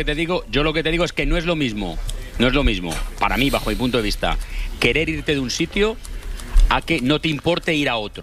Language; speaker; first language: Spanish; native; Spanish